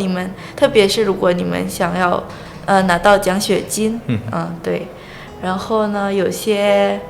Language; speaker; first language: Chinese; non-native, fluent; Indonesian